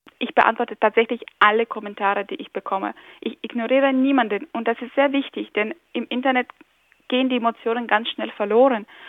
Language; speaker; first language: German; non-native, fluent; Ukrainian